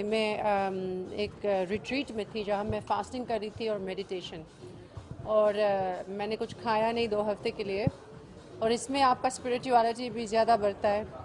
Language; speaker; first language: Hindi; early bilingual, heritage; English